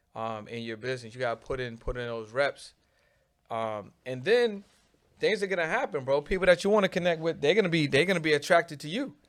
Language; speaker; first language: English; native; English